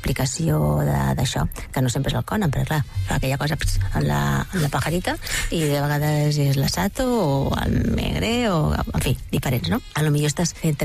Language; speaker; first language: Catalan; native; Catalan